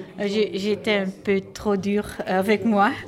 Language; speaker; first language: French; non-native, learner; Dutch